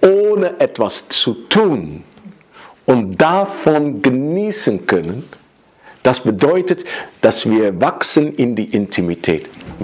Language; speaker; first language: German; non-native, fluent; Dutch